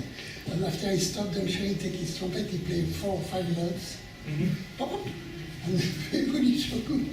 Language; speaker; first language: English; non-native, learner; French